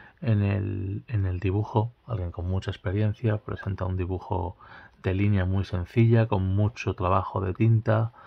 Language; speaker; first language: Spanish; native; Spanish